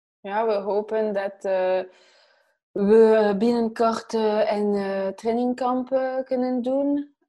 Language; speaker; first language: Dutch; non-native, learner; French